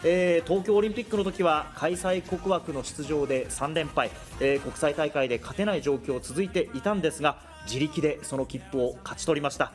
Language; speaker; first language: Japanese; native; Japanese